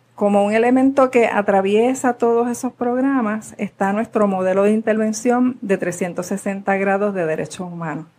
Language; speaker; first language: Spanish; native; Spanish